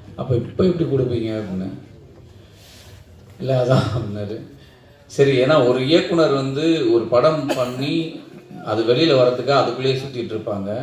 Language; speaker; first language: Tamil; native; Tamil